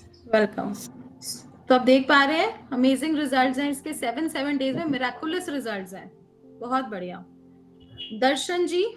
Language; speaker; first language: Hindi; native; Hindi